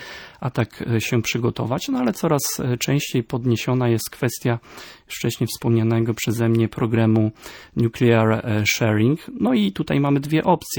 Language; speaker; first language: Polish; native; Polish